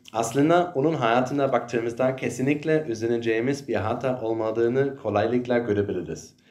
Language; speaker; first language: Turkish; non-native, fluent; German